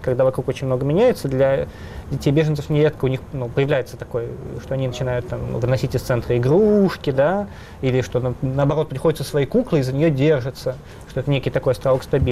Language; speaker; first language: Russian; native; Russian